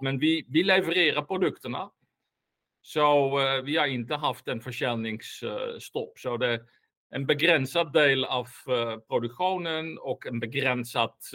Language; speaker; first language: Swedish; non-native, fluent; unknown